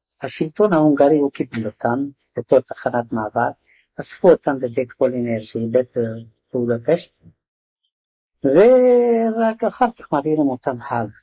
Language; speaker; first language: Hebrew; non-native, fluent; Hungarian